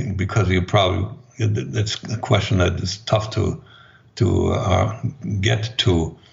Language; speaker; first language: English; non-native, fluent; German